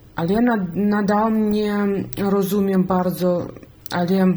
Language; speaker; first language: Polish; non-native, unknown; Belarusian